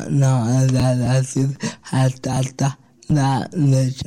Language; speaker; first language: Catalan; non-native, local second language; Spanish